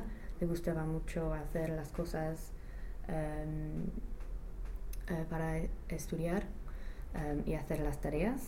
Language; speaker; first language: Spanish; non-native, fluent; English